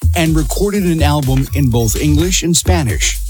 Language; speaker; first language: English; early bilingual, other home language; Spanish